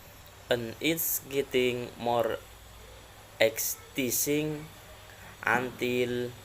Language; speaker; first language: English; non-native, learner; Indonesian